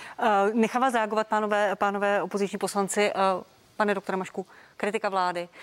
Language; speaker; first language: Czech; native; Czech